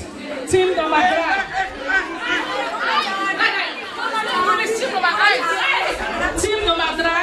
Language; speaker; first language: German; non-native, fluent; Igbo